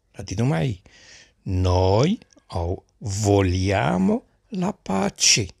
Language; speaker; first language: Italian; non-native, learner; Arabic